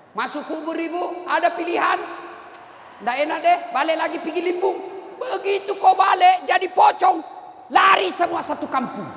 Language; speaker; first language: Indonesian; non-native, local second language; Buginese